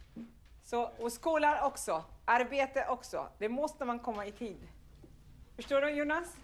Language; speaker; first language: Swedish; non-native, fluent; Arabic